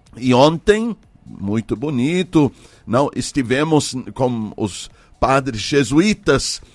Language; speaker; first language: Portuguese; non-native, fluent; German